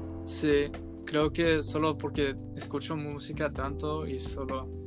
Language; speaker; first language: Spanish; non-native, learner; English